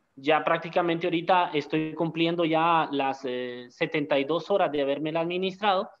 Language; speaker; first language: Spanish; native; Spanish